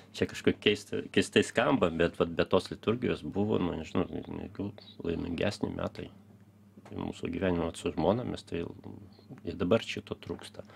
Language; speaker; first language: Lithuanian; early bilingual, heritage; Lithuanian